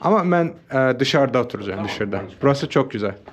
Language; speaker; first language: Turkish; non-native, fluent; Azerbaijani